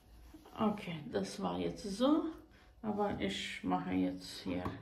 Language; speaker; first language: German; non-native, fluent; Croatian